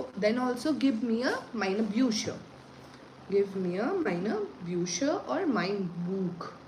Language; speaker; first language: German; non-native, learner; Hindi